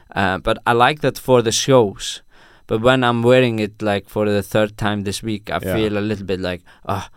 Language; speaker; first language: English; non-native, fluent; Icelandic